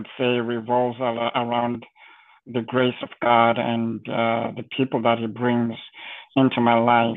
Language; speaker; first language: English; non-native, local second language; Shona